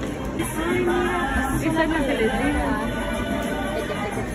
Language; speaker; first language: Spanish; native; Spanish